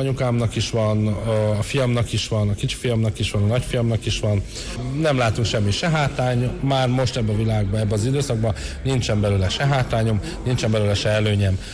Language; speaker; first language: Hungarian; non-native, local second language; Romany